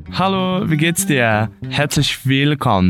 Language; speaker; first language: German; non-native, fluent; Portuguese